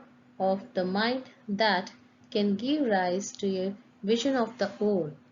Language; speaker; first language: English; non-native, local second language; Telugu